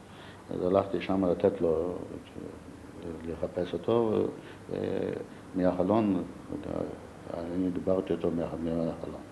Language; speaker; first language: Hebrew; non-native, fluent; Yiddish